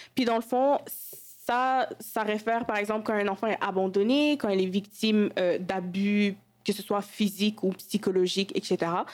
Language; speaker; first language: French; early bilingual, other home language; Wolof